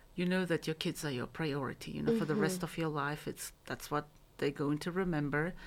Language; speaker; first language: English; non-native, fluent; Mongolian